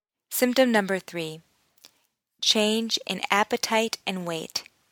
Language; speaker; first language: English; native; English